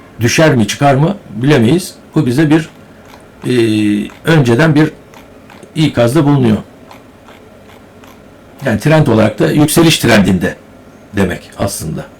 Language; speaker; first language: Turkish; native; Turkish